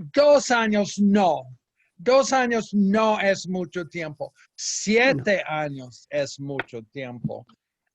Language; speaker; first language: Spanish; non-native, fluent; English